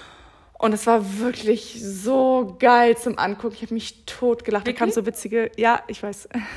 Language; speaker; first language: German; native; German